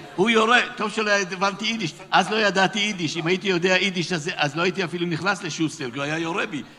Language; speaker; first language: Hebrew; native; Hebrew